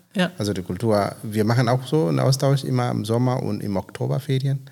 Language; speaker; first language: German; non-native, fluent; Swahili